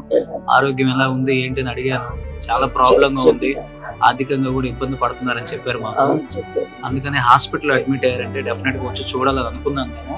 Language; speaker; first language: Telugu; native; Telugu